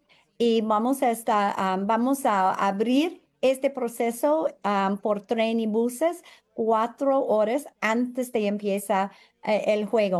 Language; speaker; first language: Spanish; non-native, fluent; English